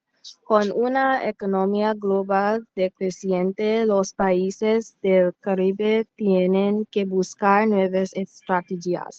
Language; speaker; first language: Spanish; non-native, learner; English